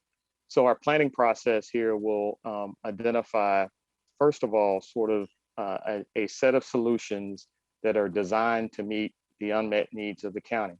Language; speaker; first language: English; native; English